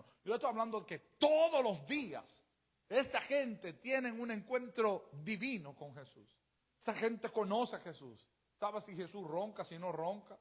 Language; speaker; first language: Spanish; native; Spanish